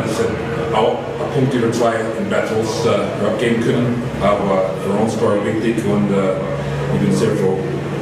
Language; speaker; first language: German; non-native, fluent; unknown